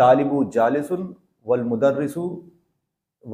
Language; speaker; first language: Arabic; non-native, learner; Urdu